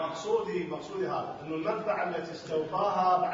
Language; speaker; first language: Arabic; native; Arabic